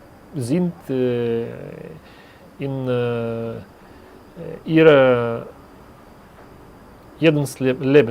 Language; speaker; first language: German; non-native, learner; Russian